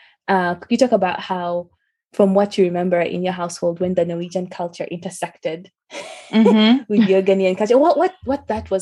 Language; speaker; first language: English; non-native, local second language; Luo (Kenya and Tanzania)